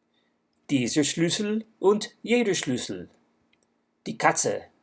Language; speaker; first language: German; non-native, fluent; English